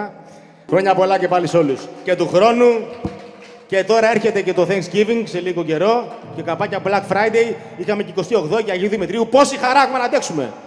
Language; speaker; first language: Greek; native; Greek